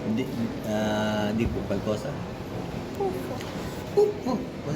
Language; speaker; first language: Italian; non-native, learner; Filipino